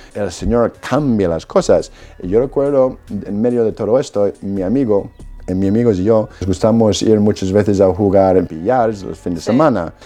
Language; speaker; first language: Spanish; non-native, fluent; Polish